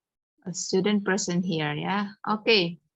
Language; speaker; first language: English; non-native, fluent; Indonesian